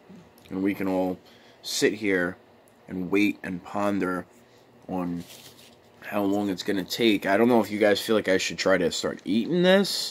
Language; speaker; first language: English; native; English